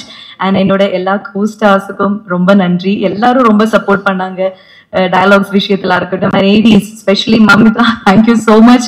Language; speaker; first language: Tamil; non-native, fluent; Malayalam